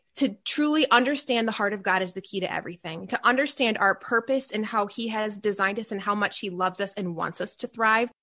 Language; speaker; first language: English; native; English